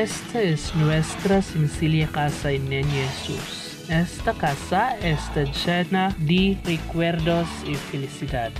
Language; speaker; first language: Spanish; non-native, learner; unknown